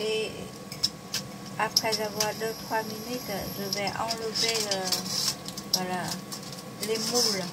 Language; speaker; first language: French; non-native, fluent; Vietnamese